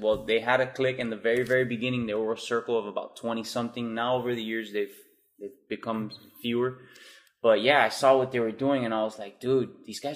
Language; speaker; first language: English; native; English